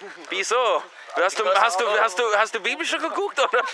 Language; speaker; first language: German; non-native, learner; English